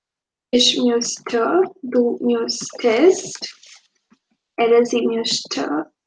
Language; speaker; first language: German; non-native, fluent; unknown